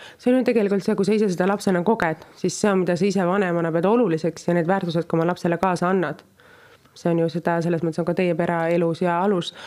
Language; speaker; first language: Estonian; native; Estonian